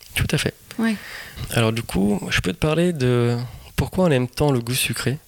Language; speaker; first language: French; non-native, fluent; Portuguese